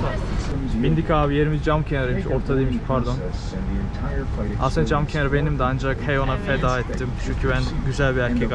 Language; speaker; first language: Turkish; native; Turkish